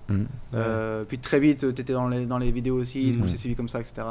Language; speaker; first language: French; non-native, fluent; Portuguese